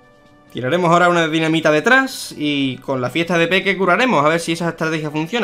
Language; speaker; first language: Spanish; native; Spanish